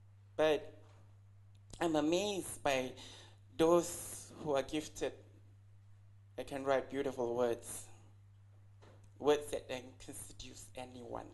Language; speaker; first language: English; non-native, local second language; Malay